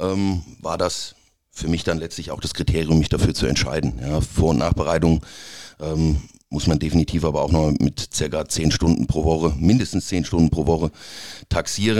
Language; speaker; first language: German; native; German